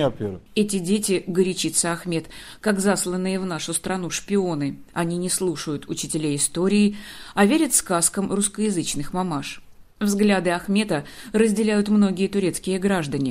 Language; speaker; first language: Russian; native; Russian